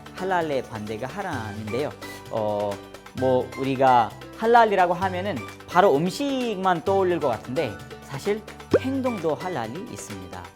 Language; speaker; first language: Korean; non-native, fluent; Urdu